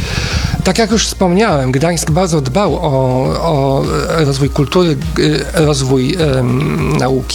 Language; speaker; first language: Polish; native; Polish